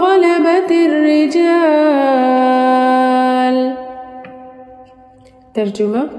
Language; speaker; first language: Hindi; native; Hindi